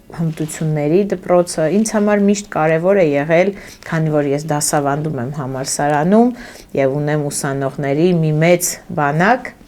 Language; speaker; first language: Armenian; early bilingual, heritage; Armenian